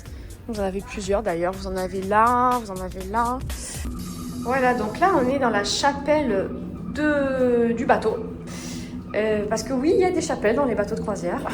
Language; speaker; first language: French; native; French